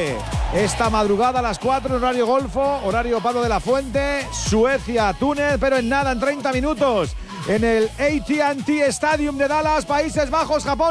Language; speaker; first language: Spanish; native; Spanish